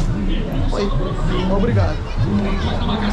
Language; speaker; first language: Portuguese; non-native, learner; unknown